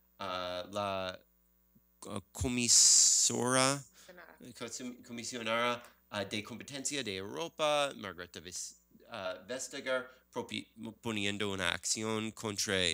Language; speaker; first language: Spanish; non-native, learner; English